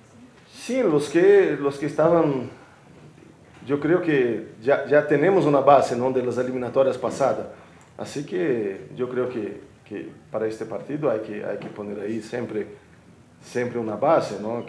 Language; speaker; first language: Spanish; non-native, fluent; Portuguese